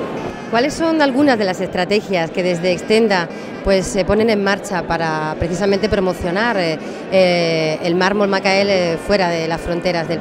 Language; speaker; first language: Spanish; native; Spanish